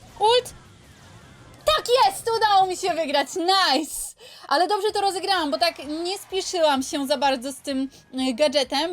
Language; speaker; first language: Polish; native; Polish